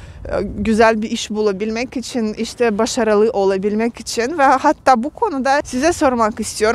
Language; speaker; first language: Turkish; non-native, fluent; Russian